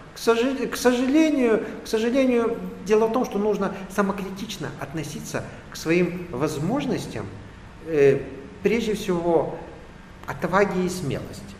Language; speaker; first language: Russian; native; Russian